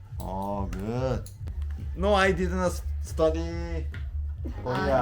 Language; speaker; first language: English; non-native, learner; Korean